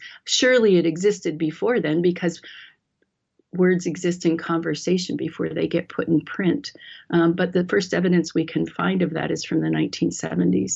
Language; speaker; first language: English; native; English